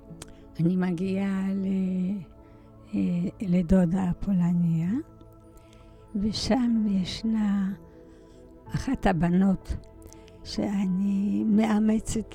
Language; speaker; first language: Hebrew; early bilingual, other home language; Polish